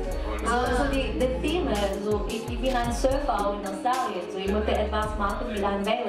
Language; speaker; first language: German; non-native, learner; Cantonese